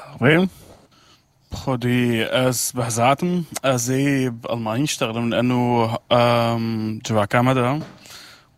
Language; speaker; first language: German; non-native, fluent; Arabic